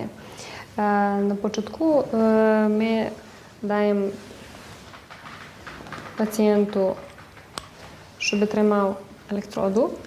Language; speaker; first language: Ukrainian; early bilingual, heritage; Ukrainian